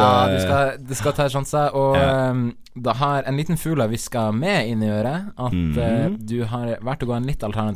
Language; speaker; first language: Norwegian; native; Norwegian